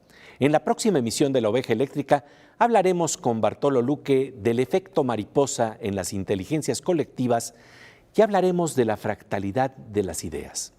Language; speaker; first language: Spanish; native; Spanish